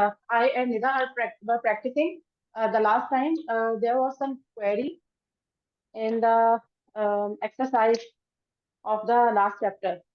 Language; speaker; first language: English; non-native, learner; Urdu